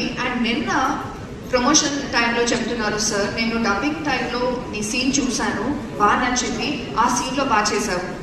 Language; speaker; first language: Telugu; non-native, fluent; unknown